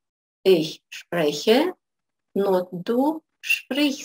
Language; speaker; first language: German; non-native, fluent; Russian